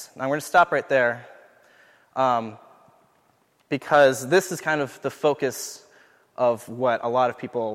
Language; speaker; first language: English; native; English